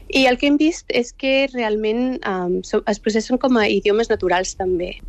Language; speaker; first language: Catalan; early bilingual, other home language; Urdu